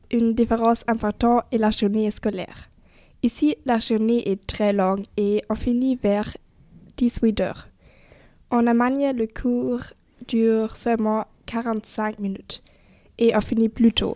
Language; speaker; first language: French; non-native, fluent; German